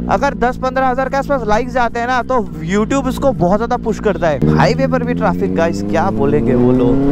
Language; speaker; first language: Hindi; non-native, local second language; Assamese